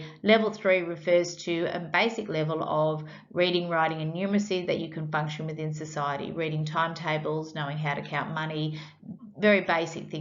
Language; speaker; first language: English; native; English